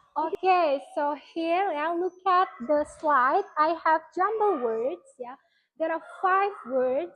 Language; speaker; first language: English; non-native, fluent; Indonesian